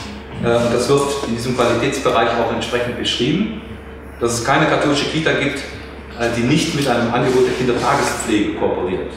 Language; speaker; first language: German; native; German